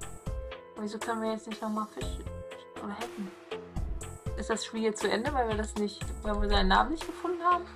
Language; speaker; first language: German; native; German